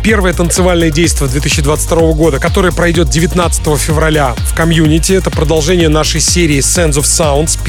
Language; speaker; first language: Russian; native; Russian